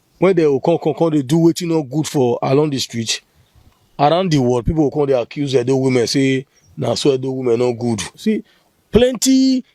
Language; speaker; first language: Nigerian Pidgin; non-native, local second language; Bini